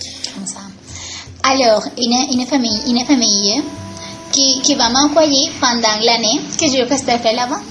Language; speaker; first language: French; non-native, learner; Spanish